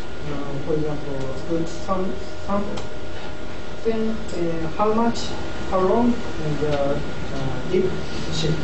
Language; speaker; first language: English; non-native, fluent; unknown